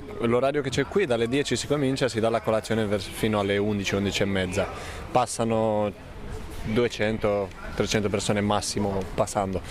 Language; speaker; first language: Italian; non-native, fluent; Spanish